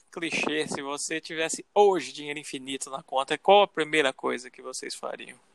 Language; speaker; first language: Portuguese; native; Portuguese